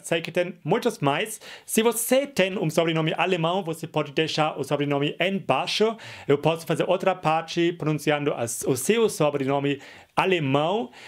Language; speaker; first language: Portuguese; non-native, fluent; German